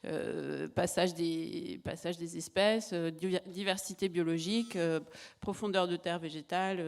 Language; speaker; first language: French; native; French